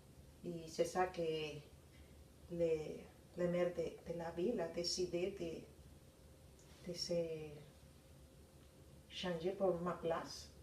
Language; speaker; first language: French; non-native, fluent; Spanish